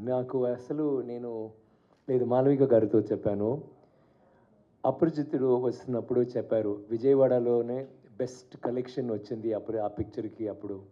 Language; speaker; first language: Telugu; non-native, learner; Tamil